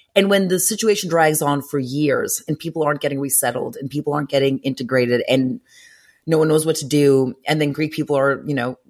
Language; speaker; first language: English; early bilingual, other home language; Greek